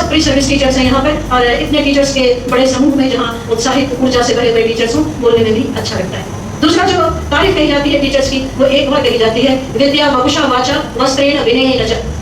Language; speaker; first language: Hindi; native; Hindi